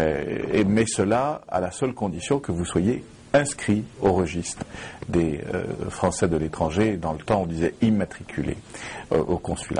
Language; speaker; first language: French; native; French